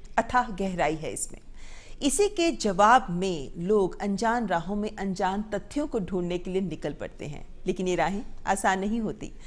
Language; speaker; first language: Hindi; native; Hindi